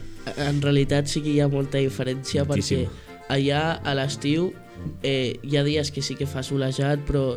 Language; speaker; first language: Catalan; early bilingual, heritage; Catalan